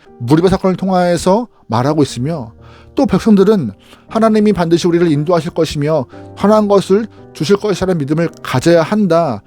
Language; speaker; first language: Korean; native; Korean